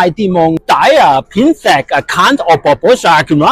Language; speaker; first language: Welsh; non-native, learner; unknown